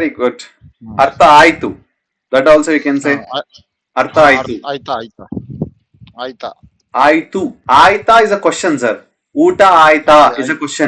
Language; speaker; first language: Kannada; non-native, fluent; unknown